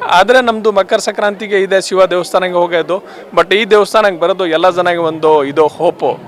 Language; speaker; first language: Kannada; non-native, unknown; Hindi